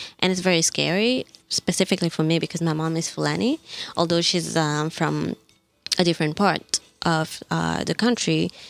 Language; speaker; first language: English; non-native, fluent; French